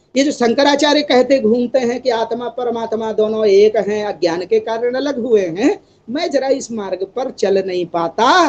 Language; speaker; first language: Hindi; native; Hindi